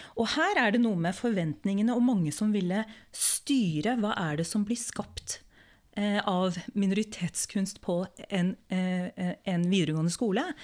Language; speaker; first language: Norwegian; early bilingual, other home language; Urdu